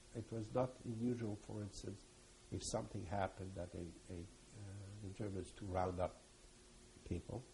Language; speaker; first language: English; early bilingual, other home language; French